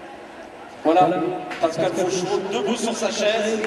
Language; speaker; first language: French; native; French